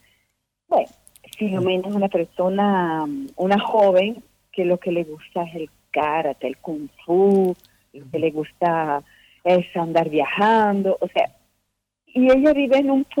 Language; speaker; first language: Spanish; non-native, fluent; French